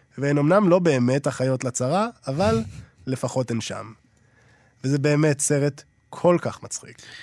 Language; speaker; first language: Hebrew; native; Hebrew